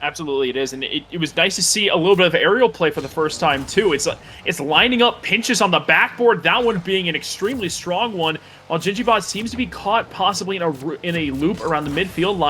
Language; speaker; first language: English; native; English